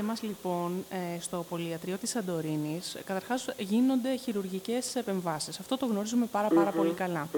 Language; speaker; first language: Greek; native; Greek